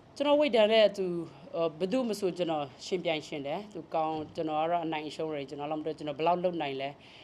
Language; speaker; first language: Burmese; native; Burmese